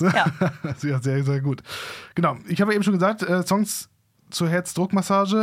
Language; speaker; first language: German; native; German